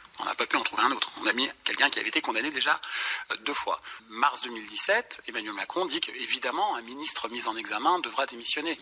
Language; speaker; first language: French; native; French